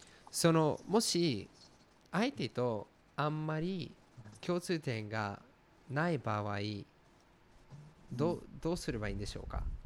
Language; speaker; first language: Japanese; non-native, fluent; English